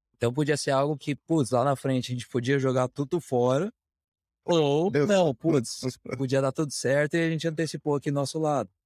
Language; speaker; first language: Portuguese; native; Portuguese